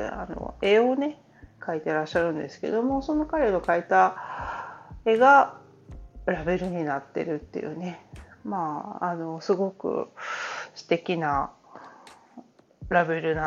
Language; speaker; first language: Japanese; native; Japanese